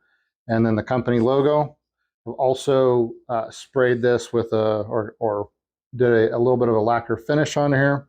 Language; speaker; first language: English; native; English